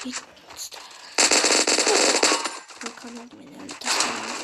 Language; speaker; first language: Russian; non-native, local second language; Kazakh